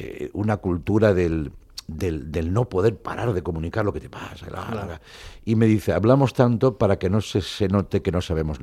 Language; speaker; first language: Spanish; non-native, local second language; Catalan